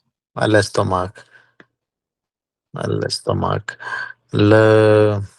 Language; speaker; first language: French; non-native, learner; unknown